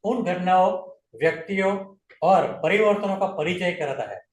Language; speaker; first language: Hindi; non-native, local second language; Gujarati